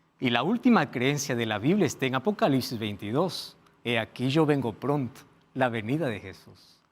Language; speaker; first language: Spanish; non-native, fluent; Portuguese